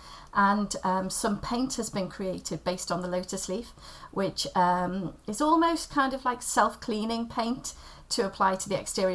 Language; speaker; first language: English; native; English